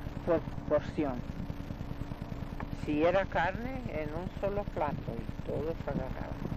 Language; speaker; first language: Spanish; early bilingual, other home language; Russian